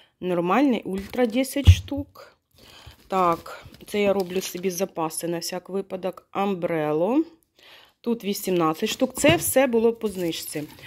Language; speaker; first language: Ukrainian; non-native, local second language; Russian